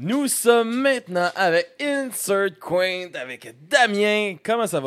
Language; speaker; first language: French; native; French